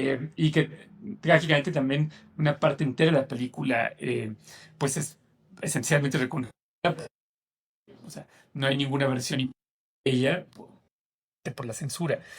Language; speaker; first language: Spanish; native; Spanish